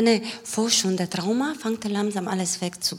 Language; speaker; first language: German; non-native, learner; Romanian